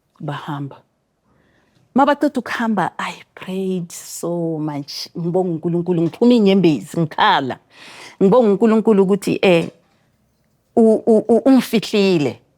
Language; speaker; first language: Zulu; native; Zulu